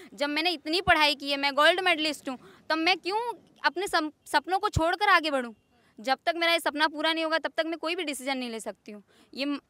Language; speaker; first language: Hindi; non-native, local second language; Gujarati